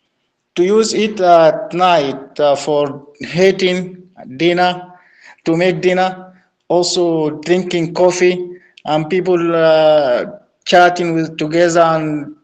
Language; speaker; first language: English; non-native, learner; Arabic